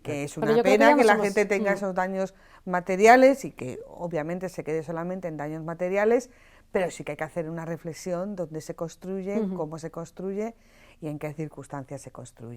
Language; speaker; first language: Spanish; native; Spanish